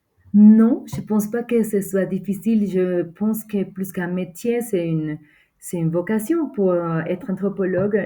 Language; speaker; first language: French; non-native, fluent; Spanish